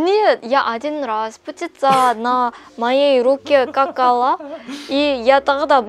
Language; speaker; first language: Russian; non-native, learner; Korean